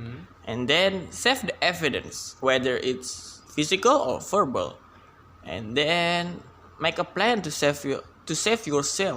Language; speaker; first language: English; non-native, learner; Indonesian